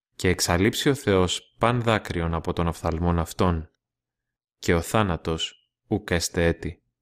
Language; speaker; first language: Greek; non-native, learner; Russian